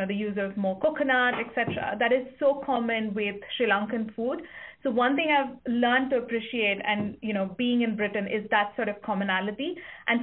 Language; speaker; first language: English; non-native, local second language; Kannada